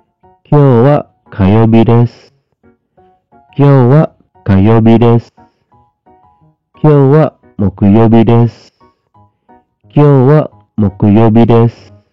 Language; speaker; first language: Japanese; non-native, learner; Indonesian